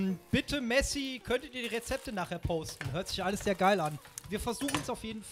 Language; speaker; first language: German; native; German